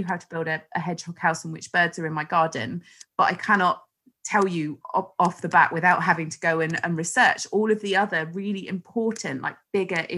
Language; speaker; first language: English; native; English